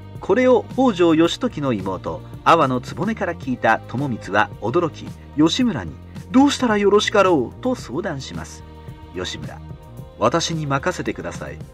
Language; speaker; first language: Japanese; native; Japanese